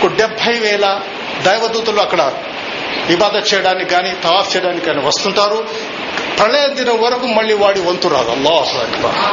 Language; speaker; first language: Telugu; non-native, local second language; Urdu